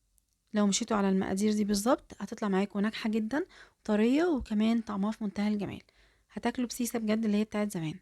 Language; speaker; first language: Arabic; native; Arabic